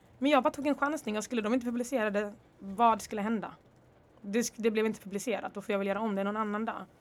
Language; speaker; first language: Swedish; early bilingual, other home language; Kinyarwanda